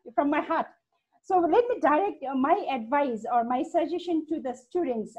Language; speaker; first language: English; non-native, fluent; Hindi